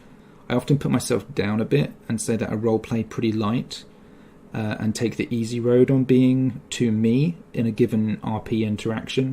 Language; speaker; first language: English; native; English